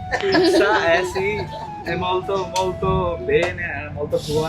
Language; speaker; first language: Italian; non-native, learner; Bangla